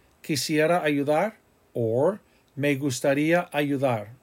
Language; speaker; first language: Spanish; non-native, fluent; English